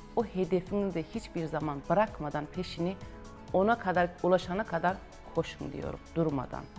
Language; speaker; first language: Turkish; non-native, fluent; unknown